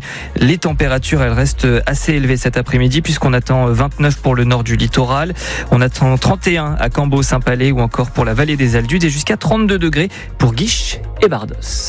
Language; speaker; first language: French; native; French